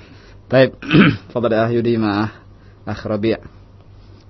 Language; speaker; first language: Arabic; non-native, fluent; Indonesian